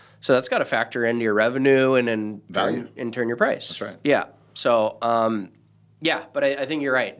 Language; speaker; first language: English; native; English